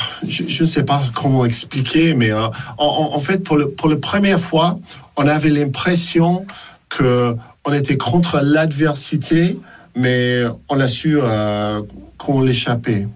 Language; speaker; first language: French; non-native, fluent; English